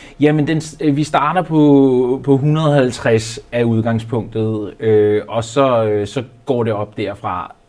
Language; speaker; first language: Danish; native; Danish